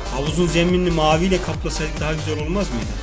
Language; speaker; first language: Turkish; native; Turkish